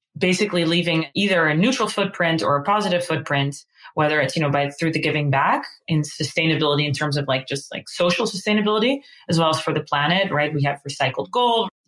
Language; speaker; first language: English; non-native, fluent; Dutch